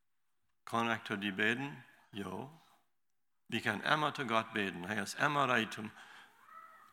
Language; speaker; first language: German; non-native, learner; Low German